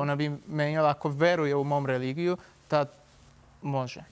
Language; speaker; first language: Serbian; non-native, fluent; Turkish